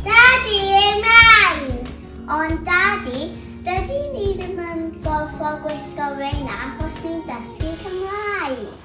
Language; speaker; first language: Welsh; non-native, local second language; English